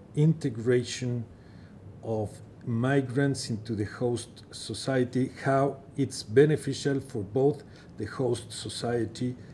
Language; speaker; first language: English; non-native, fluent; Persian